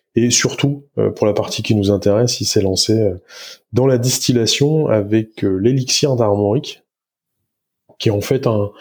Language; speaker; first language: French; native; French